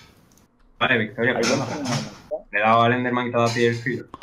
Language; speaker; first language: Spanish; native; Spanish